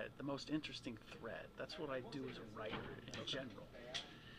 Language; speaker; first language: English; early bilingual, other home language; German